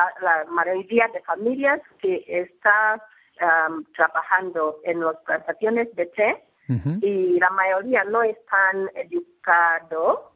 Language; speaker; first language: Spanish; non-native, learner; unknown